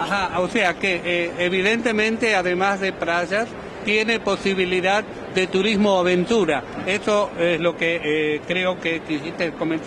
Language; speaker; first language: Spanish; native; Spanish